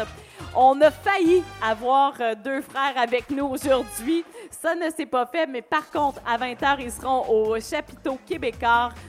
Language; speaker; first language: French; native; French